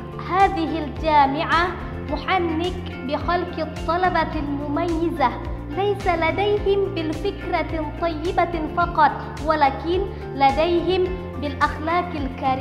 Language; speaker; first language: Arabic; non-native, learner; Indonesian